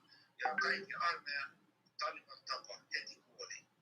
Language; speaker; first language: Finnish; non-native, learner; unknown